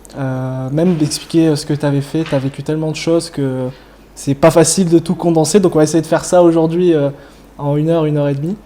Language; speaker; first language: French; native; French